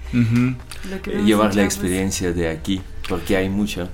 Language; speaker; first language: Spanish; non-native, learner; Russian